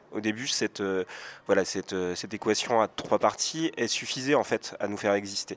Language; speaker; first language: French; native; French